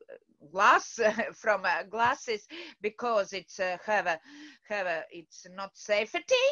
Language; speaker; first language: English; non-native, learner; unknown